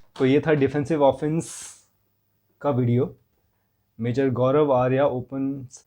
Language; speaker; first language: Hindi; native; Hindi